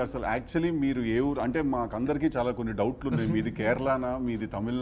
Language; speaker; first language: Telugu; native; Telugu